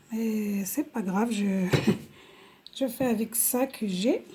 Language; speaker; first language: French; non-native, local second language; Arabic